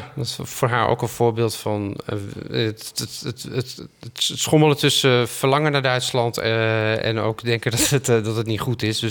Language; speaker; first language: Dutch; native; Dutch